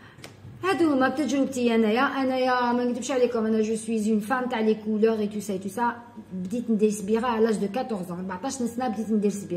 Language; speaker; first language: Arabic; native; Arabic